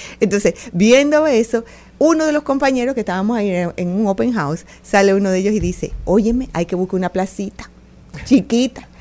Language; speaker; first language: Spanish; native; Spanish